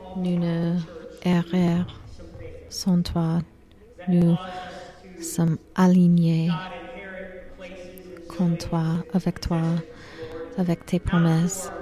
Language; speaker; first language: French; non-native, learner; English